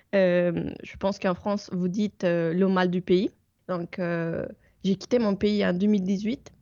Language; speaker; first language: French; non-native, fluent; Spanish